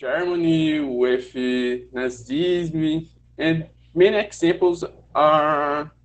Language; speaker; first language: English; non-native, learner; Portuguese